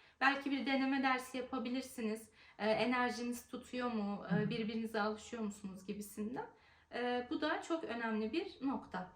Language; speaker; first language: Turkish; native; Turkish